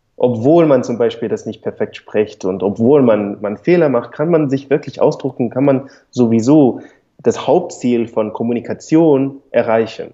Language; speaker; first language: German; non-native, fluent; English